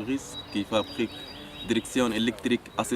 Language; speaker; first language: French; non-native, learner; Arabic